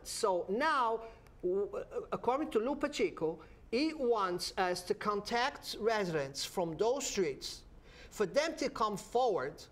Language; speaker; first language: English; non-native, fluent; Portuguese